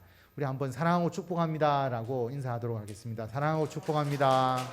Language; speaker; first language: Korean; native; Korean